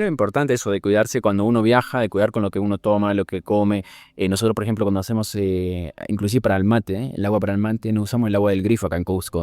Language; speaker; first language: Spanish; native; Spanish